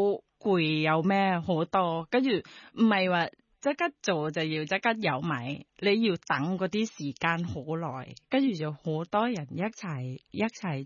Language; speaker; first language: Cantonese; non-native, fluent; Thai